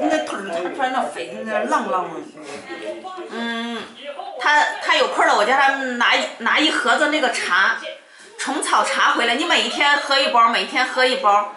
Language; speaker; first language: Chinese; native; Chinese